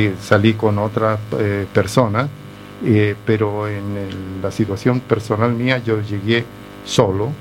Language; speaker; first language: Spanish; native; Spanish